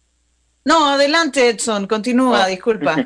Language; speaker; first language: Spanish; native; Spanish